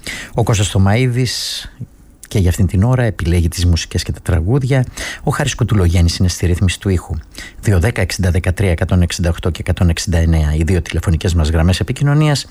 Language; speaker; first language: Greek; native; Greek